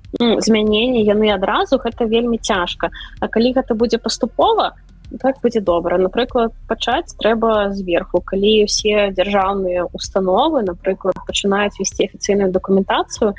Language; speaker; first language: Belarusian; non-native, local second language; Russian